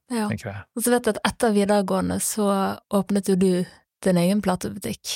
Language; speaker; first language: Norwegian; native; Norwegian